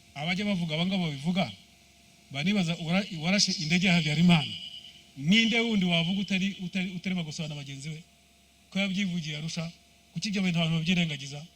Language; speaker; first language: Kinyarwanda; early bilingual, heritage; Kinyarwanda